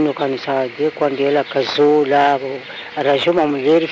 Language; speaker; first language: Portuguese; non-native, local second language; Tsonga